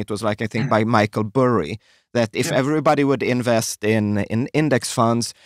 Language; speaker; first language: English; non-native, fluent; Swedish